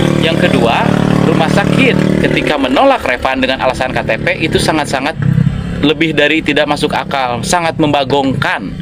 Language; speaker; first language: Indonesian; non-native, local second language; Sundanese